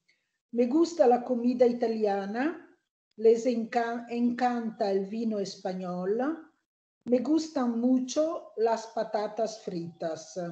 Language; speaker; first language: Spanish; non-native, learner; Italian